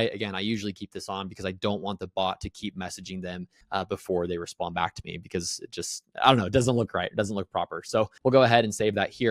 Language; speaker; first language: English; native; English